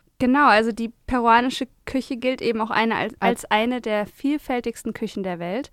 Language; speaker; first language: German; native; German